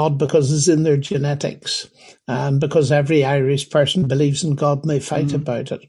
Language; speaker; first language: English; native; English